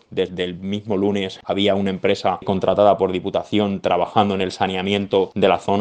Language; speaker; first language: Spanish; native; Spanish